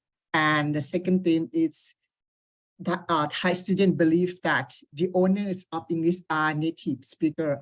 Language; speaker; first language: English; non-native, fluent; Thai